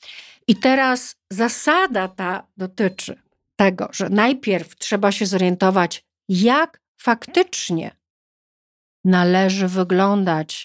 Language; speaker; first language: Polish; native; Polish